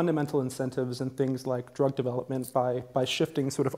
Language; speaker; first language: English; native; English